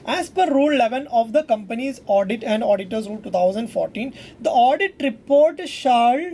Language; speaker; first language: English; non-native, local second language; Malayalam